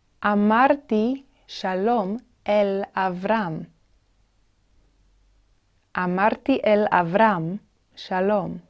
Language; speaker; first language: Hebrew; non-native, fluent; English